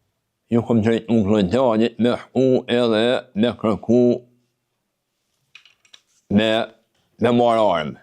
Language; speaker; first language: Albanian; native; Albanian